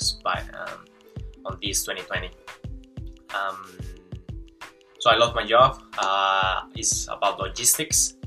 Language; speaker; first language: English; non-native, fluent; Spanish